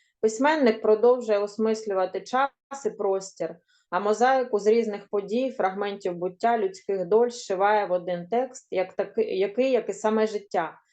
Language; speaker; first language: Ukrainian; native; Ukrainian